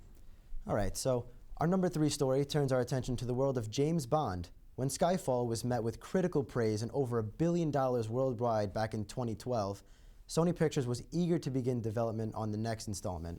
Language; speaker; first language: English; native; English